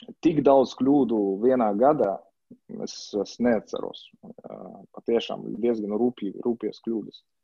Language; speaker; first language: Latvian; non-native, local second language; Russian